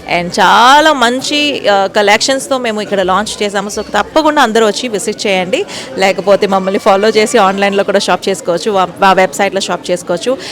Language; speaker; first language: Telugu; native; Telugu